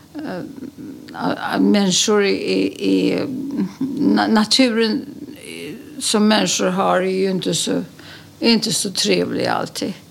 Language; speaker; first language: Swedish; early bilingual, other home language; Polish